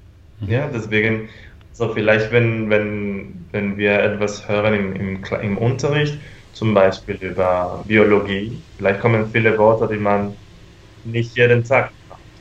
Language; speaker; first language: German; non-native, fluent; Spanish